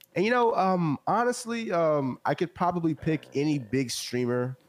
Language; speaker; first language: English; native; English